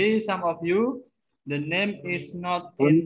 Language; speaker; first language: English; non-native, learner; Indonesian